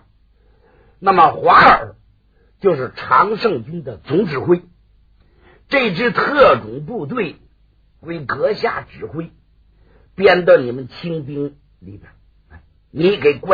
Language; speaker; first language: Chinese; native; Chinese